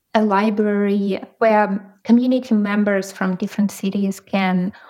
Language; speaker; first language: English; non-native, fluent; Ukrainian